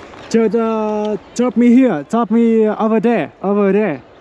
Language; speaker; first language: English; non-native, learner; Vietnamese